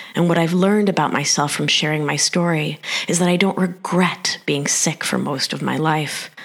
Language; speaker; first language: English; early bilingual, other home language; Spanish